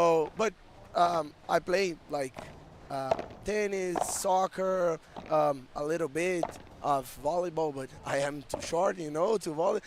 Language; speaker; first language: English; non-native, fluent; Portuguese